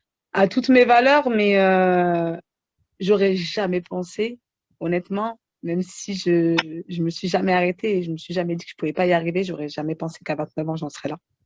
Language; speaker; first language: French; native; French